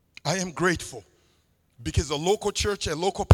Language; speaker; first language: English; non-native, fluent; Sango